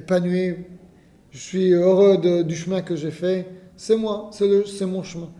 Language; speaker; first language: French; non-native, fluent; Hebrew